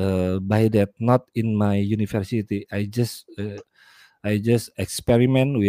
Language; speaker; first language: English; non-native, learner; Indonesian